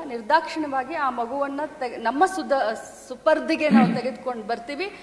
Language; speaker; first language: Kannada; native; Kannada